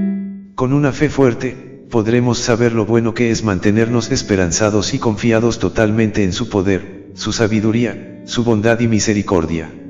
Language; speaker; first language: Spanish; native; Spanish